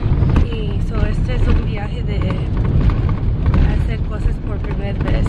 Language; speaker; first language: Spanish; early bilingual, heritage; Spanish